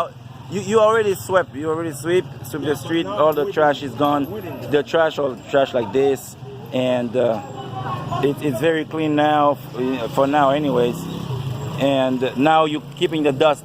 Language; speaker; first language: English; non-native, local second language; Haitian Creole